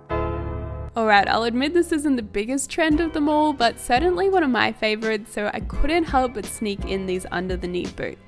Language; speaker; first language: English; native; English